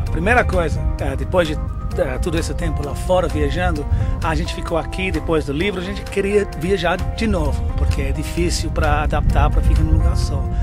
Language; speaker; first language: Portuguese; non-native, fluent; English